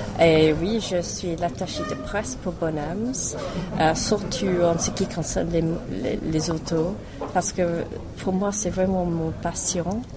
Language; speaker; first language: French; non-native, learner; English